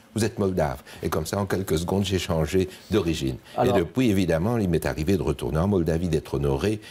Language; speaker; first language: French; native; French